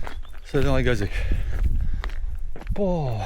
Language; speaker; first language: French; native; French